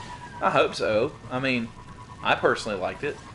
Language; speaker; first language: English; native; English